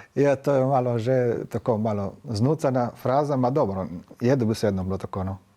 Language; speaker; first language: Slovenian; native; Slovenian